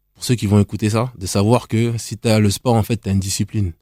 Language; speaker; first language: French; native; French